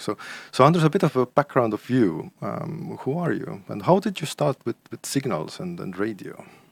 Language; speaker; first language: English; non-native, fluent; Estonian